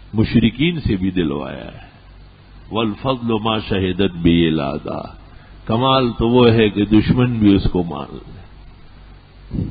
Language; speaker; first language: Urdu; non-native, local second language; Pashto